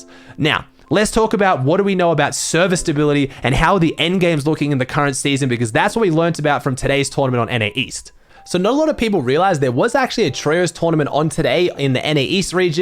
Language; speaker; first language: English; native; English